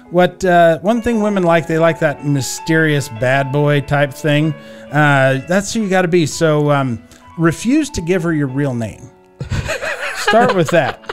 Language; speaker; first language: English; native; English